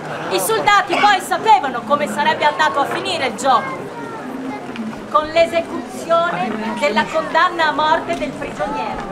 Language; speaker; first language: Italian; native; Italian